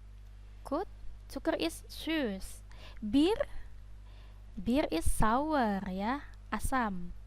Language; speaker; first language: German; non-native, fluent; Indonesian